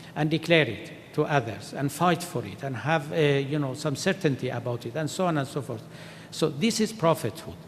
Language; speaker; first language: English; non-native, fluent; Persian